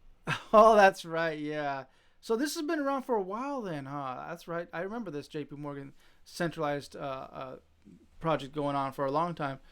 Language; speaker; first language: English; native; English